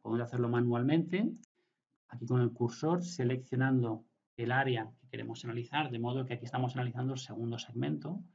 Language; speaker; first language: Spanish; native; Spanish